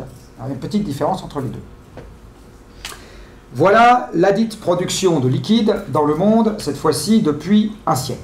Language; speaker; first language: French; native; French